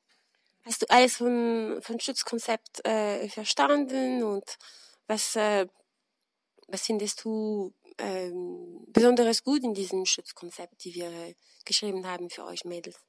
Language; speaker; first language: German; non-native, fluent; French